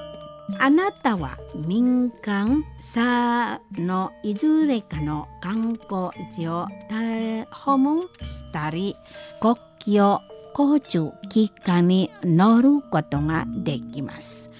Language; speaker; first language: Japanese; non-native, learner; Indonesian